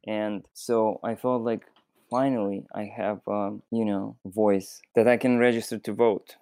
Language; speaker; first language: English; non-native, fluent; Russian